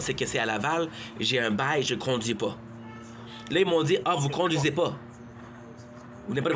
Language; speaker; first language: French; native; French